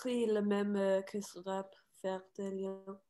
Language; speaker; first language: French; non-native, learner; English